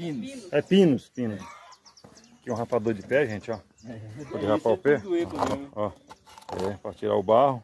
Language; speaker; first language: Portuguese; native; Portuguese